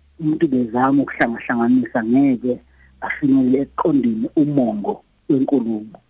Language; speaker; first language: Zulu; native; Zulu